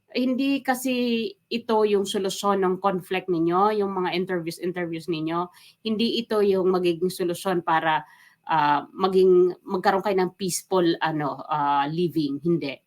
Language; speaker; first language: Filipino; non-native, local second language; Waray